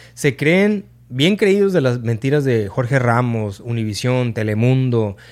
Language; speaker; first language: Spanish; early bilingual, heritage; Spanish